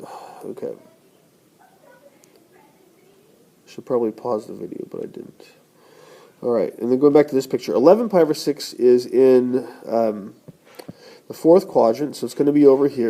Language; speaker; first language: English; native; English